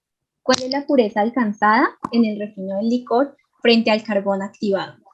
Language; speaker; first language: Spanish; native; Spanish